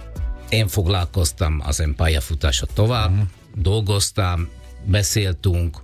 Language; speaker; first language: Hungarian; non-native, learner; Italian